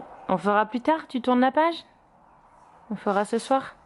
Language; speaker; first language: French; native; French